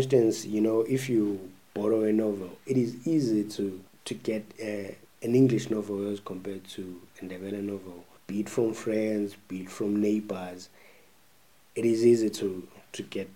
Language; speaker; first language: English; non-native, local second language; North Ndebele